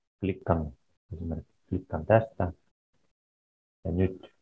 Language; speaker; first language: Finnish; non-native, learner; Russian